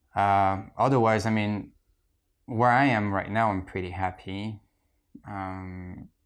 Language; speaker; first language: English; non-native, fluent; French